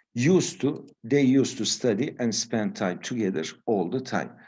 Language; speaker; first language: English; non-native, fluent; Turkish